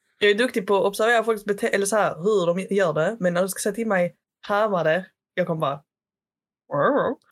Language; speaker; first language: Swedish; early bilingual, other home language; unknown